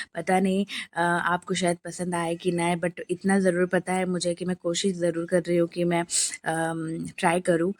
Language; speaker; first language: Hindi; non-native, local second language; Bangla